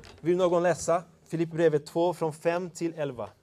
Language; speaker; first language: Swedish; non-native, fluent; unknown